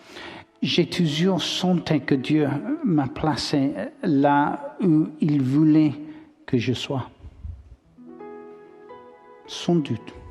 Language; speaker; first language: French; non-native, learner; English